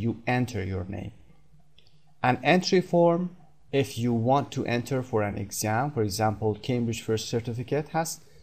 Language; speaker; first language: English; non-native, fluent; Persian